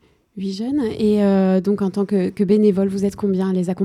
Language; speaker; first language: French; native; French